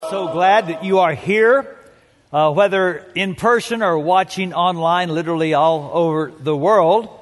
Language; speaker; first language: English; native; English